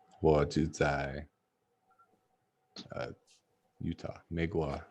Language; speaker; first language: Chinese; non-native, learner; English